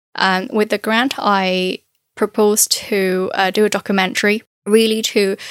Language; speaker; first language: English; non-native, fluent; Chinese